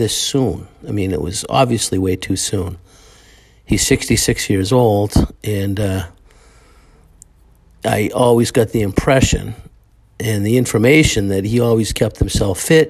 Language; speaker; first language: English; native; English